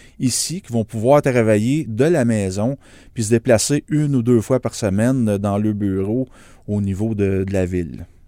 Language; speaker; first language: French; native; French